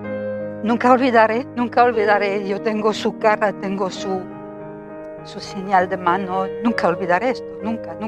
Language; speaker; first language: Spanish; non-native, fluent; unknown